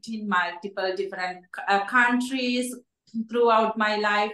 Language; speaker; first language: English; non-native, local second language; Sinhala